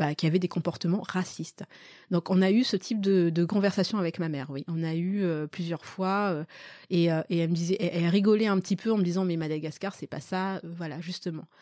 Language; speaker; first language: French; early bilingual, other home language; Malagasy